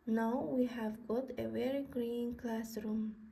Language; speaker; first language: English; non-native, learner; Kazakh